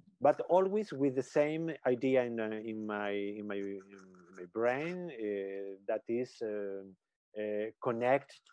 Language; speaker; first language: English; non-native, learner; Spanish